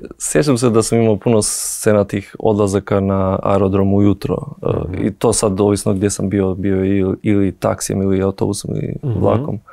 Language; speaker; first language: Croatian; non-native, fluent; Albanian